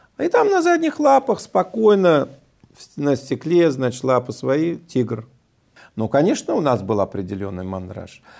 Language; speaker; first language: Russian; native; Russian